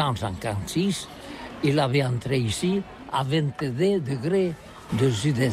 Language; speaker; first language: French; non-native, learner; Catalan